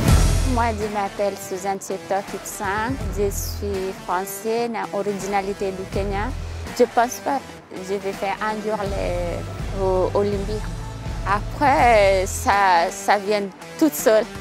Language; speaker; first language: French; non-native, learner; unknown